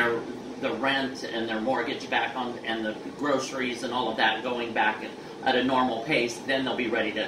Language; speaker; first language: English; native; English